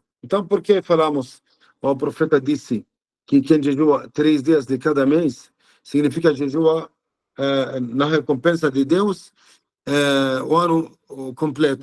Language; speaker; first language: Portuguese; non-native, learner; Arabic